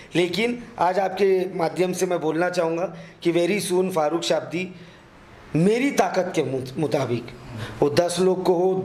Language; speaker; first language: Hindi; non-native, local second language; Urdu